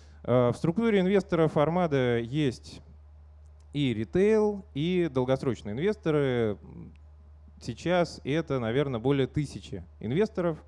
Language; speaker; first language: Russian; native; Russian